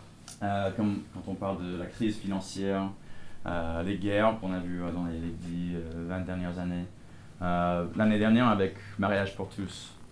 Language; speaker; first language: French; non-native, fluent; English